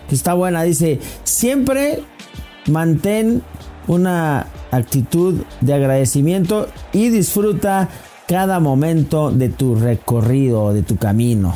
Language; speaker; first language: Spanish; native; Spanish